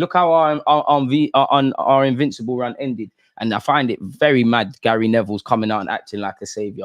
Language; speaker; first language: English; native; English